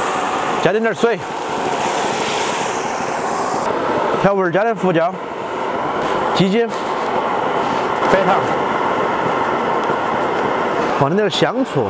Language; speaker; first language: Chinese; native; Chinese